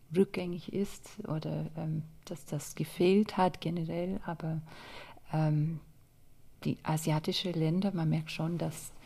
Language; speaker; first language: German; non-native, fluent; English